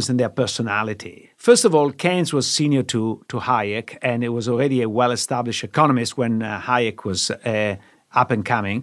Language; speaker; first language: English; non-native, fluent; Italian